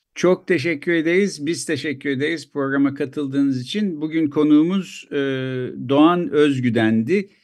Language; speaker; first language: Turkish; native; Turkish